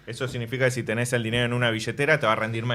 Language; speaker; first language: Spanish; native; Spanish